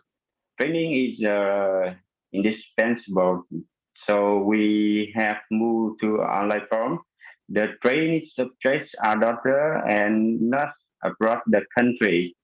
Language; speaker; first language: English; non-native, fluent; Vietnamese